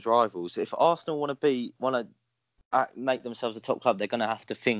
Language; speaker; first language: English; native; English